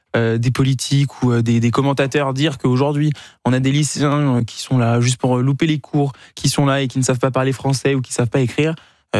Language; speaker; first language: French; native; French